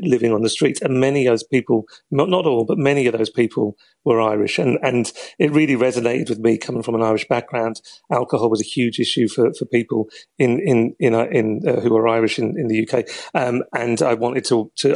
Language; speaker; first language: English; native; English